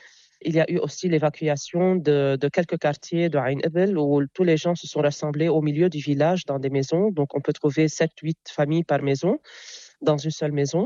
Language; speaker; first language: French; non-native, local second language; Arabic